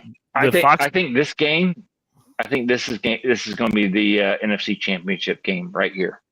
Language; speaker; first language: English; native; English